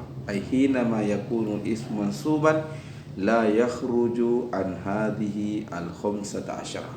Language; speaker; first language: Arabic; non-native, fluent; Indonesian